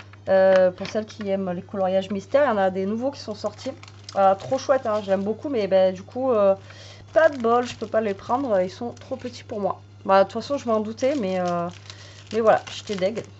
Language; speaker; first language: French; native; French